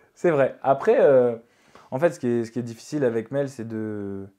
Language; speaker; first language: French; native; French